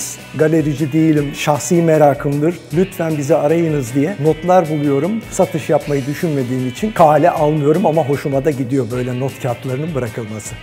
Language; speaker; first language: Turkish; native; Turkish